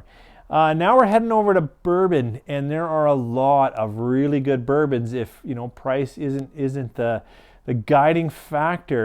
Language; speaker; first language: English; native; English